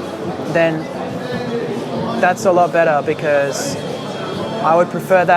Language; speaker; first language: English; native; English